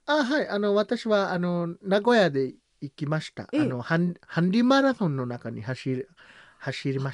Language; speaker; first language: Japanese; non-native, learner; Samoan